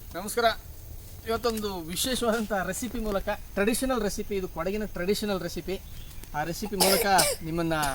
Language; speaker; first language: Kannada; non-native, local second language; Kodava